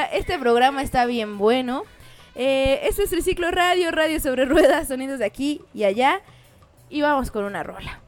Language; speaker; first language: Spanish; native; Spanish